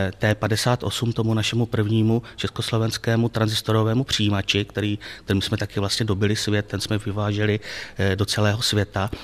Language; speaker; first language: Czech; native; Czech